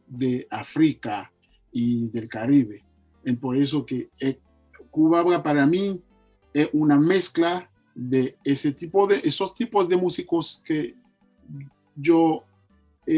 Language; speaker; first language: Spanish; non-native, fluent; Haitian Creole